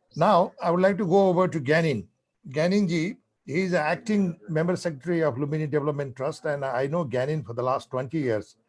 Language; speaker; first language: English; non-native, local second language; Nepali